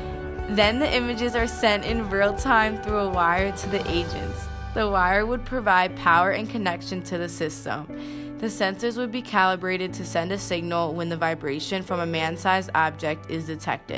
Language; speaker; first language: English; native; English